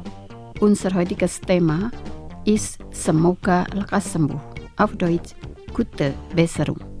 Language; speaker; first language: German; non-native, fluent; Indonesian